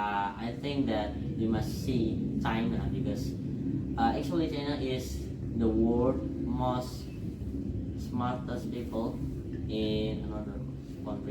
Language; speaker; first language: English; non-native, learner; Indonesian